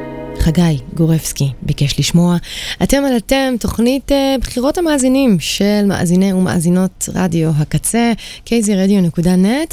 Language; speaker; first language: Hebrew; native; Hebrew